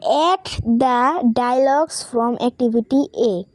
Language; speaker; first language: English; non-native, local second language; Bangla